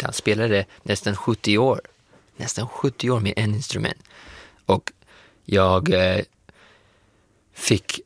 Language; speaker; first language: Swedish; non-native, fluent; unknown